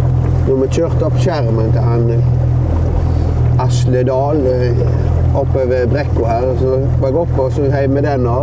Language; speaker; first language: Norwegian; native; Norwegian